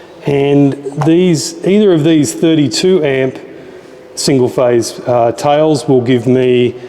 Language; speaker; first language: English; native; English